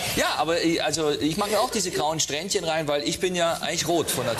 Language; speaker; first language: German; native; German